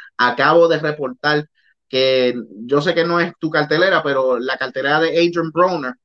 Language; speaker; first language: Spanish; native; Spanish